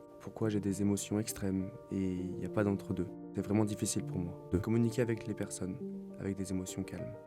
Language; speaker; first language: French; non-native, fluent; Chinese